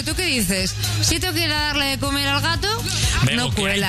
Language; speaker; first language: Spanish; native; Spanish